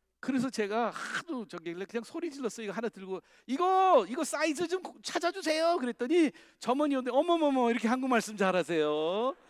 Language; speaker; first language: Korean; native; Korean